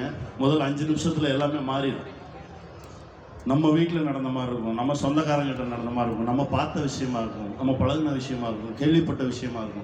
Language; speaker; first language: Tamil; native; Tamil